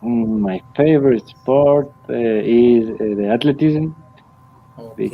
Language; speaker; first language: English; non-native, learner; Spanish